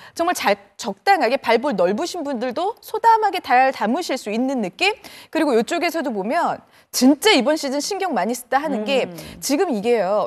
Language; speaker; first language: Korean; native; Korean